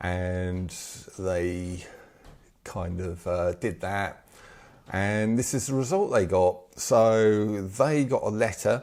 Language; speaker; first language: English; native; English